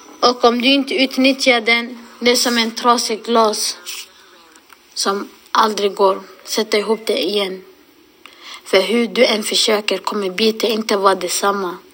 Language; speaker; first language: Swedish; non-native, local second language; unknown